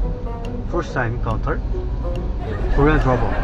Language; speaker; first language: English; non-native, learner; Korean